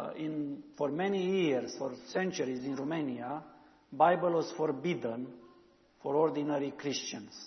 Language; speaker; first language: English; non-native, learner; Romanian